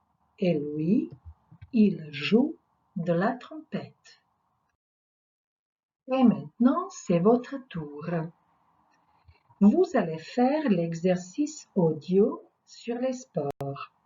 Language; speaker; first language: French; non-native, fluent; Croatian